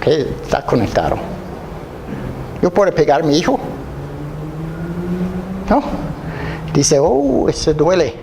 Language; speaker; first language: Spanish; non-native, fluent; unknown